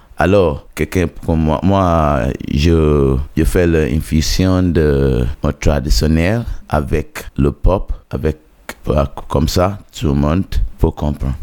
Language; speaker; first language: French; non-native, learner; Yoruba